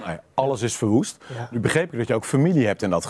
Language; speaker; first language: Dutch; native; Dutch